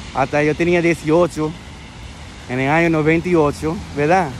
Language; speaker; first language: Spanish; early bilingual, heritage; Spanish